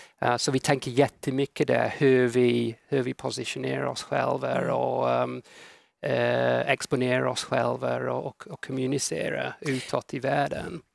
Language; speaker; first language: Swedish; non-native, fluent; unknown